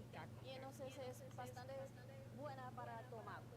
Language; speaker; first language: Spanish; non-native, learner; Chinese